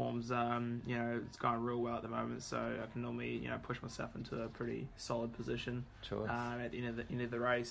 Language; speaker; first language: English; native; English